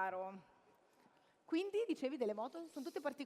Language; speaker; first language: Italian; native; Italian